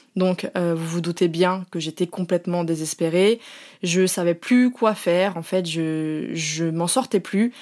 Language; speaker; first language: French; native; French